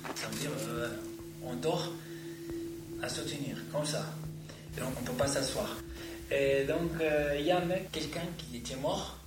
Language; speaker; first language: French; non-native, fluent; Arabic